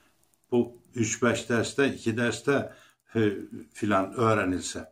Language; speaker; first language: Turkish; native; Turkish